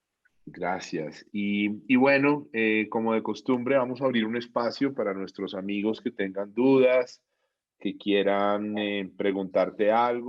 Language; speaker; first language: Spanish; native; Spanish